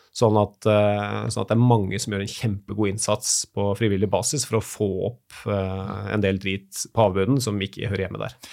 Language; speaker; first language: Norwegian; native; Norwegian